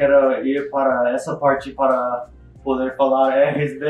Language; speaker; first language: Portuguese; non-native, learner; English